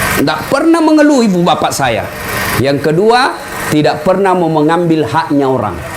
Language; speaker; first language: Indonesian; non-native, local second language; Buginese